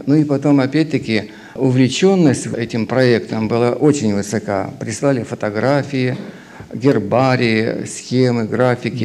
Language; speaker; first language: Russian; native; Russian